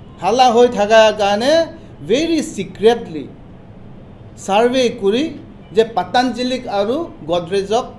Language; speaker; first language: Assamese; non-native, local second language; Karbi